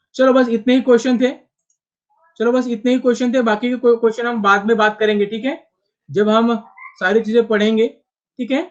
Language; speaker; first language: Hindi; non-native, local second language; Marathi